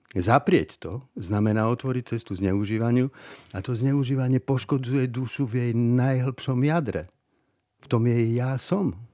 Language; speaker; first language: Slovak; native; Slovak